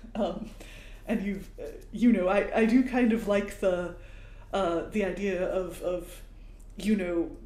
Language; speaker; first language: English; native; English